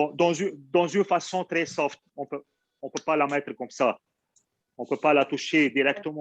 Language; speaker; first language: French; non-native, fluent; Arabic